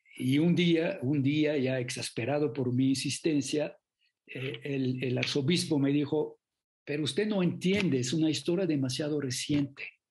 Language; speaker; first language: Spanish; non-native, fluent; French